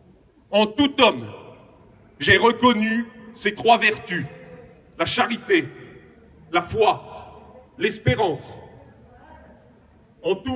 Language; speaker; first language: French; native; French